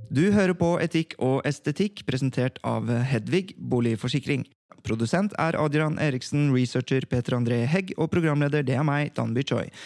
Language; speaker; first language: Norwegian; early bilingual, other home language; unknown